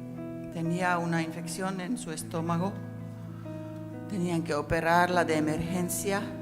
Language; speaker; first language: Spanish; non-native, fluent; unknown